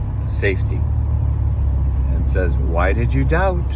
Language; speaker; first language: English; native; English